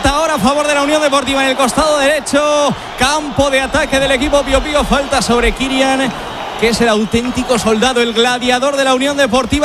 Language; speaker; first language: Spanish; native; Spanish